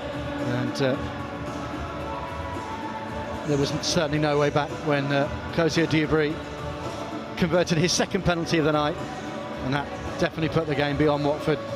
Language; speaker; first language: English; native; English